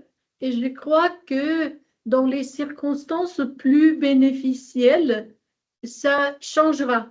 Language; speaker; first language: French; non-native, fluent; Polish